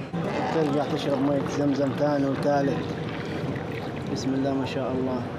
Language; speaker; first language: Arabic; native; Arabic